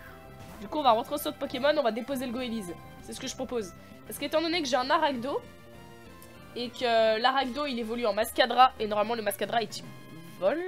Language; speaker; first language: French; native; French